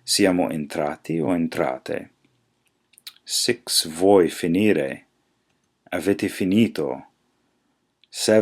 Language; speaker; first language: Italian; non-native, fluent; English